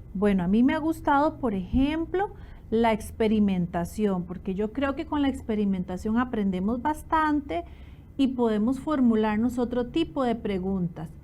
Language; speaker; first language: Spanish; native; Spanish